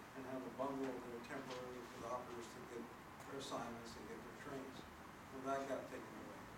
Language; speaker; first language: English; native; English